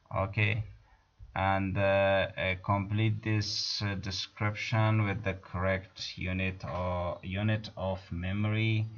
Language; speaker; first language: English; non-native, fluent; Persian